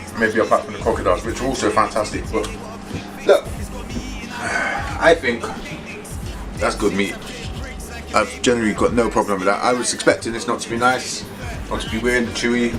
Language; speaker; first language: English; native; English